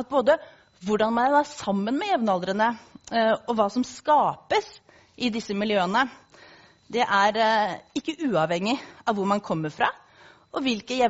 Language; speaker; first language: Norwegian; native; Norwegian